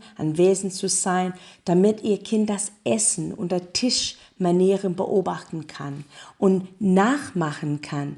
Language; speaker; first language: German; non-native, learner; English